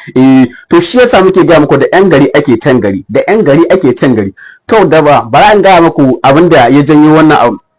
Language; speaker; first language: Hausa; native; Hausa